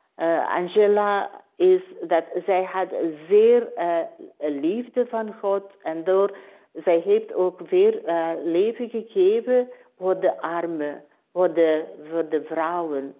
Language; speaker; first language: Dutch; non-native, learner; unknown